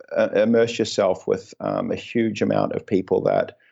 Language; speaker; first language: English; native; English